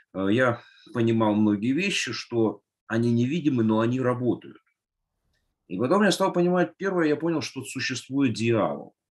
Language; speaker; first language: Russian; native; Russian